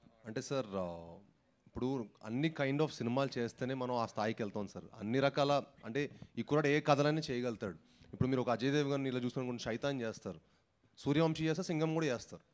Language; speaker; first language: Telugu; native; Telugu